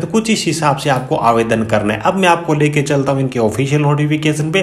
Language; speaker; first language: Hindi; native; Hindi